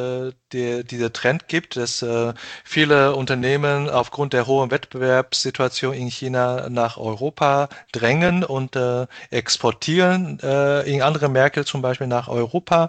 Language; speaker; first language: German; non-native, fluent; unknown